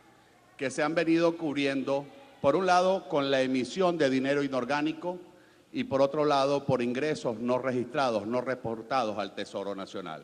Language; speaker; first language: Spanish; native; Spanish